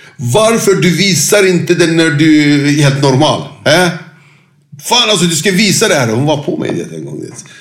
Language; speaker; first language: Swedish; non-native, fluent; Turkish